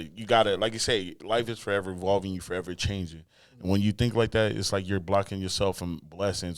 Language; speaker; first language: English; native; English